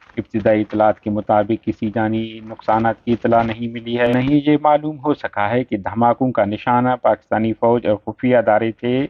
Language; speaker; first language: Urdu; non-native, local second language; Baluchi